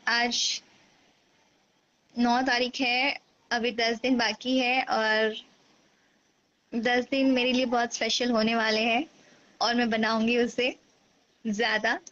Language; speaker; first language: Hindi; native; Hindi